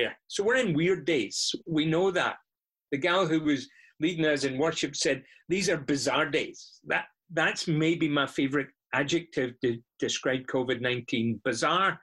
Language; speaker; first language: English; native; English